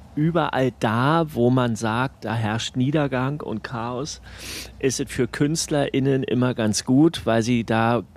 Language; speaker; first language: German; native; German